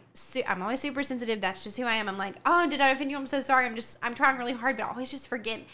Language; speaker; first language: English; early bilingual, other home language; Spanish